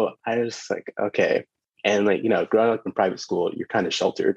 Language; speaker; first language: English; native; English